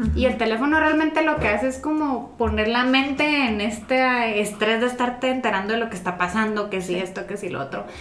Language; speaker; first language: Spanish; non-native, fluent; English